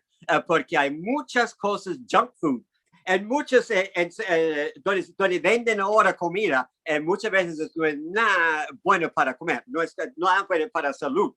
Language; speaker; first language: Spanish; non-native, fluent; English